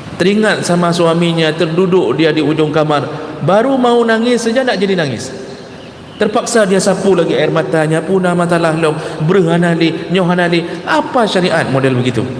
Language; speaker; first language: Malay; non-native, local second language; Achinese